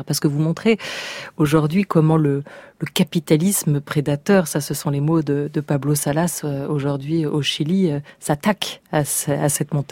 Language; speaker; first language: French; native; French